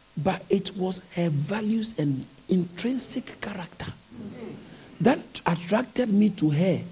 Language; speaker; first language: English; non-native, local second language; Akan